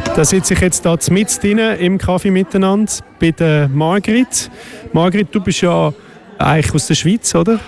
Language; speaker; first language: German; native; German